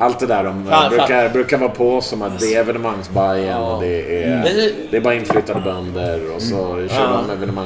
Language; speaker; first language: Swedish; native; Swedish